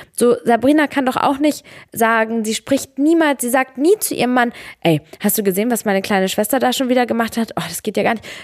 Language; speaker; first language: German; early bilingual, other home language; Serbian